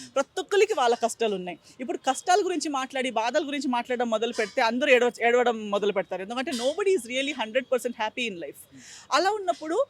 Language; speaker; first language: Telugu; non-native, fluent; Konkani